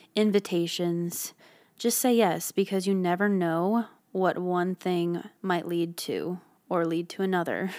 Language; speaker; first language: English; native; English